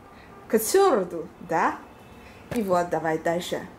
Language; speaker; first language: Russian; non-native, learner; Chinese